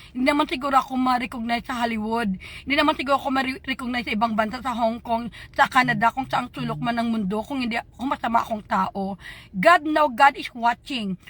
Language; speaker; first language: Filipino; non-native, local second language; Hiligaynon